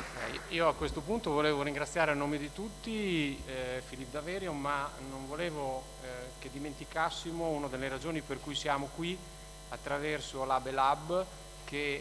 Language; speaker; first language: Italian; native; Italian